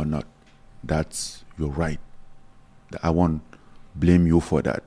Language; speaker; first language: English; non-native, local second language; French